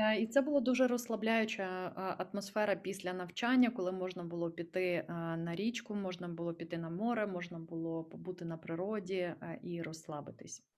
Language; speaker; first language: Ukrainian; native; Ukrainian